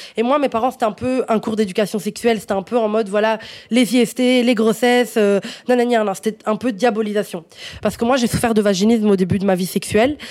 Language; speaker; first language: French; non-native, fluent; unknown